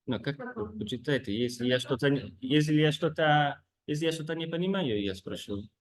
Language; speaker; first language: Russian; non-native, fluent; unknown